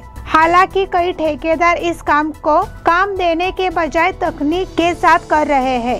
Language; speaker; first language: Hindi; non-native, local second language; Marathi